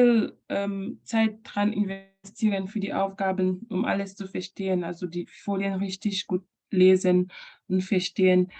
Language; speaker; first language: German; non-native, fluent; French